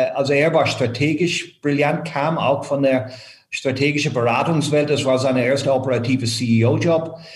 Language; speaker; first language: German; non-native, fluent; English